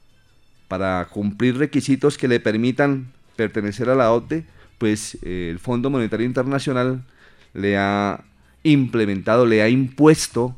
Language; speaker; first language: Spanish; native; Spanish